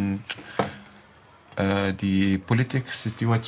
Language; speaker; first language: German; non-native, learner; Arabic